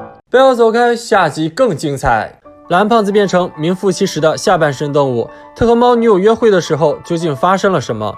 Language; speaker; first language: Chinese; native; Chinese